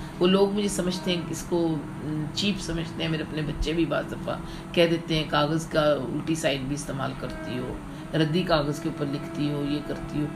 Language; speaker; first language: Urdu; non-native, local second language; Punjabi